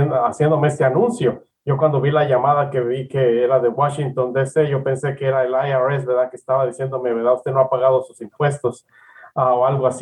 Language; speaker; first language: Spanish; native; Spanish